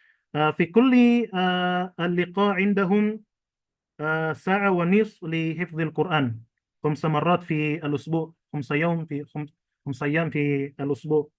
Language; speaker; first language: Arabic; non-native, fluent; Indonesian